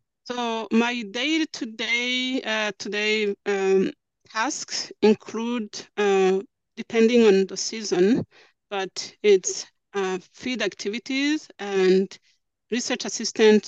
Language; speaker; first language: English; non-native, local second language; Kinyarwanda